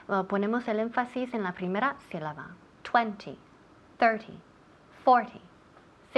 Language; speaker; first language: Spanish; non-native, fluent; English